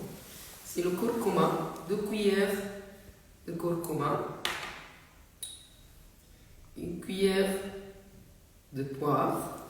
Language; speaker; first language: French; non-native, local second language; Arabic